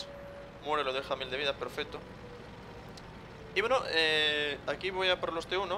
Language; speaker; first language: Spanish; native; Spanish